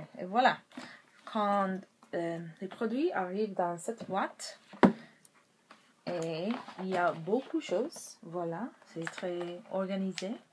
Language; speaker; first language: French; non-native, local second language; English